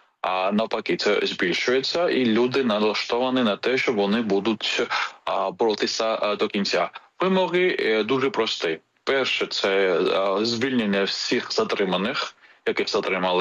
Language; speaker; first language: Ukrainian; non-native, fluent; Georgian